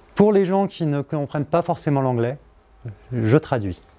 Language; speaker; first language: French; native; French